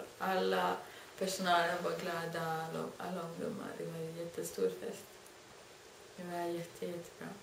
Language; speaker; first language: Swedish; non-native, fluent; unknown